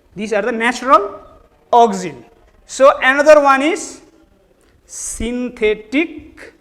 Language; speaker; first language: English; non-native, local second language; Nepali